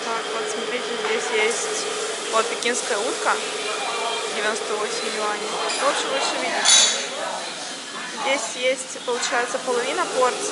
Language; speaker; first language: Russian; native; Russian